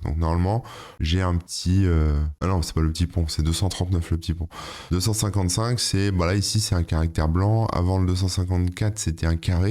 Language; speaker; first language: French; native; French